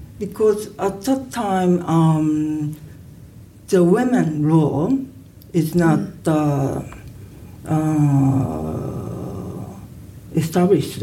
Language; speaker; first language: English; non-native, learner; Japanese